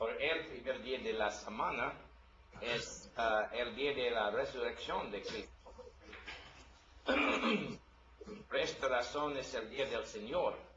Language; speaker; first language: Spanish; non-native, learner; English